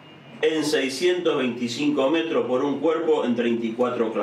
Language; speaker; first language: Spanish; native; Spanish